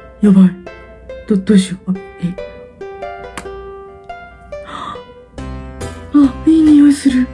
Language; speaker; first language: Japanese; native; Japanese